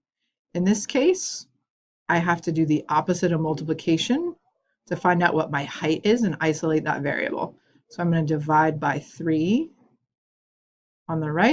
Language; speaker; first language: English; native; English